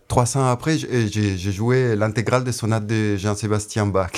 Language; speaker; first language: French; non-native, fluent; Spanish